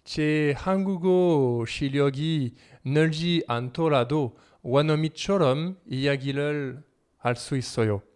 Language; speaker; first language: Korean; non-native, learner; French